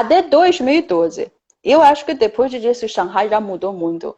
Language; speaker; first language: Portuguese; non-native, fluent; Chinese